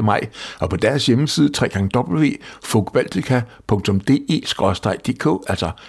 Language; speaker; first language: Danish; native; Danish